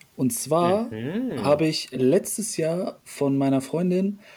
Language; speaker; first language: German; early bilingual, other home language; Polish